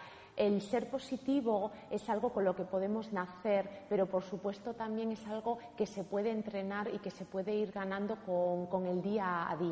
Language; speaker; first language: Spanish; native; Spanish